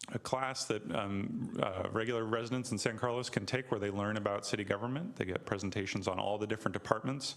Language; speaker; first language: English; native; English